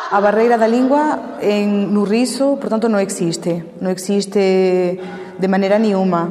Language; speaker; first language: Portuguese; non-native, fluent; Spanish